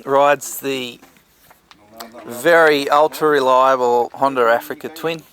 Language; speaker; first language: English; native; English